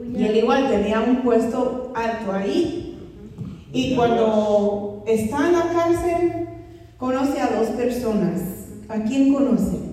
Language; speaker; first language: Spanish; non-native, fluent; English